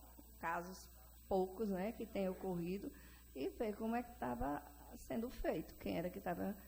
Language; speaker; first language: Portuguese; native; Portuguese